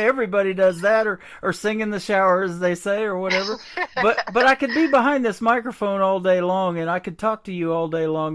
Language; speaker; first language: English; native; English